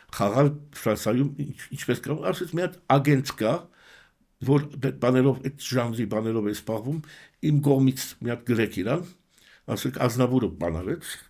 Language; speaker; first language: Armenian; early bilingual, heritage; Armenian